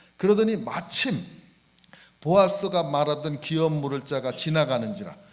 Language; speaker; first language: Korean; native; Korean